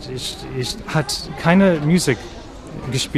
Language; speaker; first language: German; non-native, learner; English